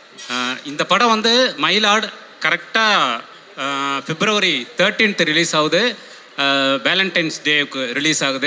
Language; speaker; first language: Tamil; native; Tamil